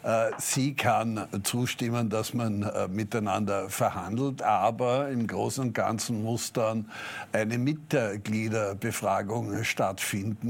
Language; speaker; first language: German; native; German